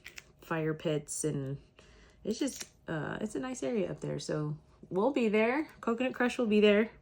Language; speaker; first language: English; native; English